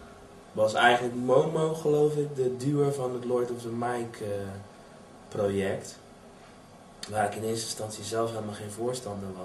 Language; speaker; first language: Dutch; native; Dutch